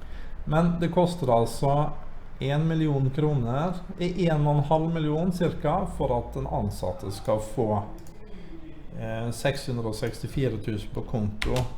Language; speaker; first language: Norwegian; native; Norwegian